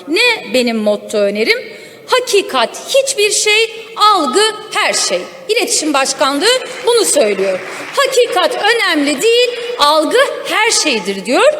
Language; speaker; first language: Turkish; non-native, local second language; Kurdish